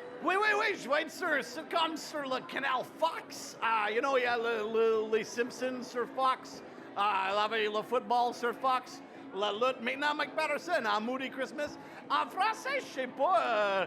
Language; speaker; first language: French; non-native, local second language; English